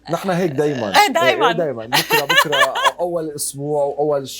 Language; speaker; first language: Arabic; native; Arabic